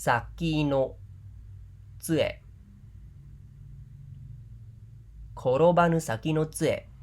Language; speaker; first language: Japanese; non-native, fluent; Khmer